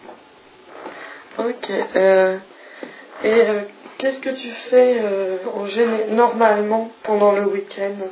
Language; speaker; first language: French; non-native, fluent; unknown